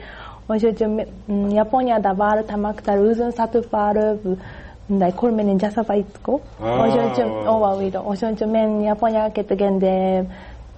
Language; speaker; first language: Kyrgyz; non-native, learner; Japanese